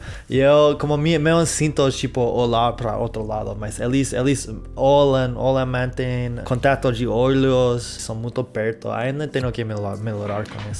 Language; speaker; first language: Portuguese; non-native, fluent; English